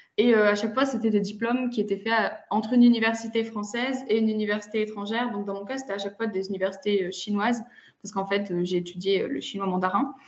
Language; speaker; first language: French; native; French